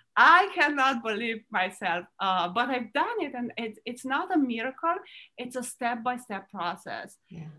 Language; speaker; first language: English; non-native, fluent; Romanian